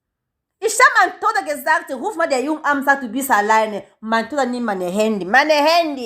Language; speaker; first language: German; non-native, learner; Lingala